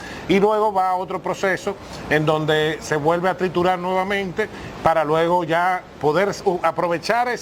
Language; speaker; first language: Spanish; native; Spanish